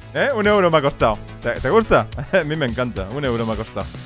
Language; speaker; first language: Spanish; native; Spanish